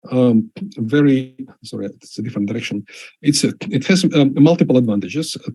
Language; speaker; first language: English; non-native, fluent; Russian